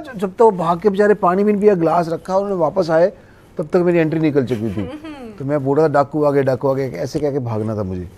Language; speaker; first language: Hindi; native; Hindi